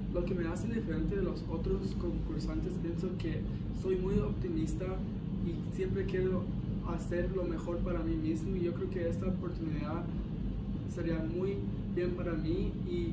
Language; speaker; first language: Spanish; early bilingual, heritage; Spanish